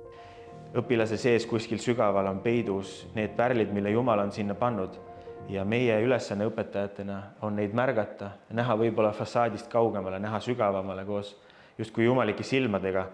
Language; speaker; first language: Estonian; native; Estonian